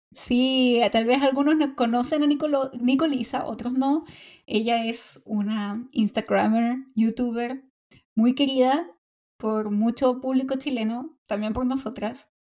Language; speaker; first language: Spanish; native; Spanish